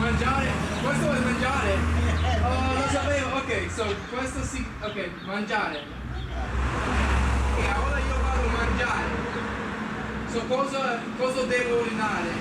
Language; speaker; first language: Italian; non-native, learner; English